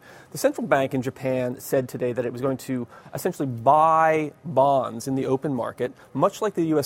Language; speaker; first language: English; native; English